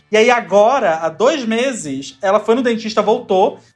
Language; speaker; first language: Portuguese; native; Portuguese